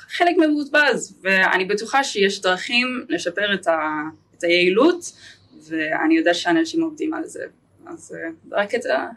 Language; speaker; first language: Hebrew; non-native, fluent; English